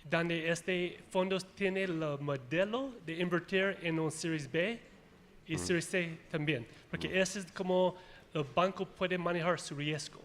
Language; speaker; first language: Spanish; non-native, fluent; English